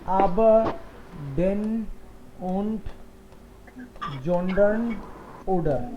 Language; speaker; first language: German; non-native, fluent; Hindi